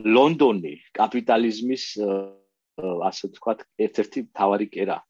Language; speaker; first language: Georgian; native; Georgian